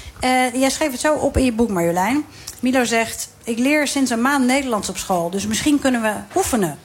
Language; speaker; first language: Dutch; native; Dutch